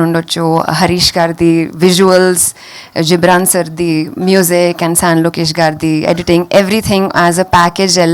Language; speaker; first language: Telugu; non-native, local second language; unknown